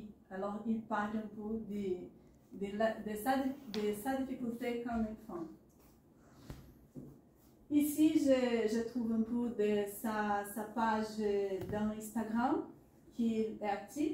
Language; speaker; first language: French; non-native, learner; Portuguese